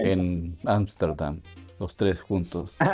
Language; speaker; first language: Spanish; native; Spanish